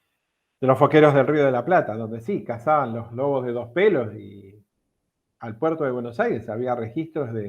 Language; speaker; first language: Spanish; native; Spanish